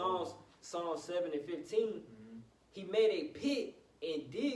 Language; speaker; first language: English; native; English